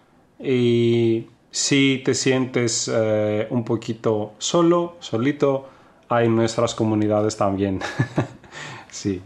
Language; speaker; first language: Spanish; non-native, fluent; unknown